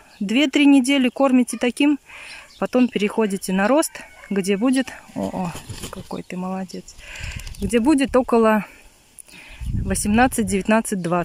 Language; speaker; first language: Russian; native; Russian